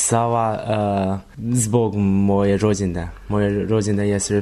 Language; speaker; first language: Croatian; non-native, learner; Chinese